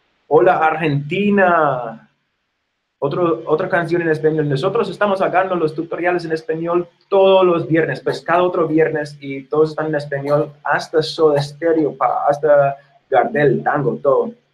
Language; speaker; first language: Spanish; non-native, fluent; English